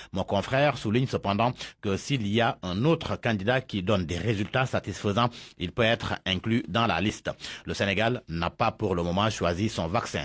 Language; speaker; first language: French; non-native, local second language; Wolof